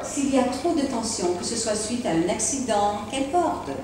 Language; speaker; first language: French; native; French